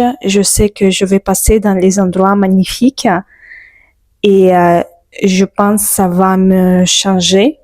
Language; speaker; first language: French; non-native, fluent; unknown